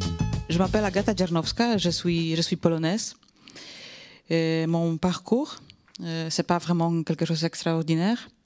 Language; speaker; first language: French; non-native, fluent; Polish